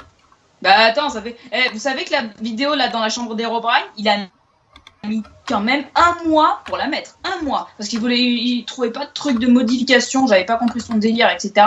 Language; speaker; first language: French; native; French